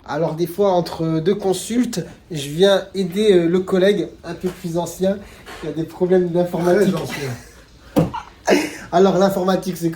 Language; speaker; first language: French; native; French